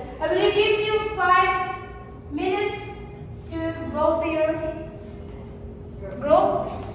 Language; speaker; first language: English; non-native, local second language; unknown